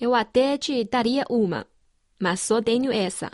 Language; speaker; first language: Portuguese; non-native, fluent; Chinese